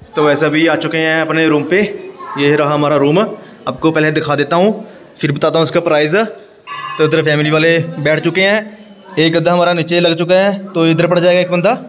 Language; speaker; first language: Hindi; non-native, local second language; Punjabi